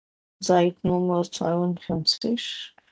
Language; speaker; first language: German; non-native, learner; Hindi